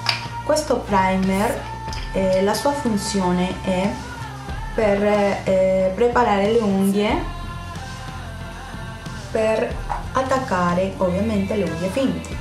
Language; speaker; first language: Italian; non-native, fluent; Spanish